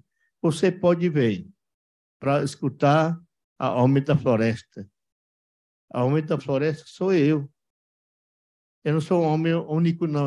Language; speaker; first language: Portuguese; non-native, local second language; Yanomámi